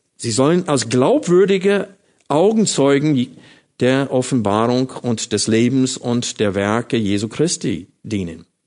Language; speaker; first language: German; non-native, fluent; English